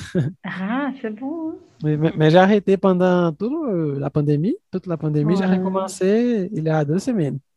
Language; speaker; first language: French; non-native, fluent; Portuguese